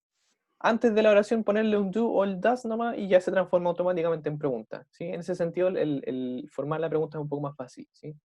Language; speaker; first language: Spanish; native; Spanish